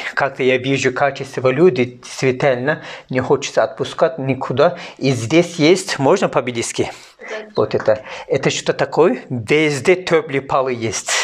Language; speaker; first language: Russian; non-native, learner; Turkish